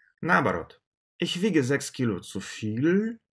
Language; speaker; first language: German; non-native, fluent; Russian